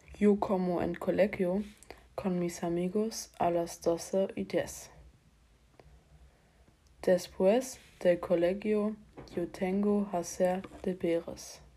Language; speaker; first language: Spanish; non-native, learner; German